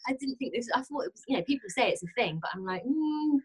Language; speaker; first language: English; native; English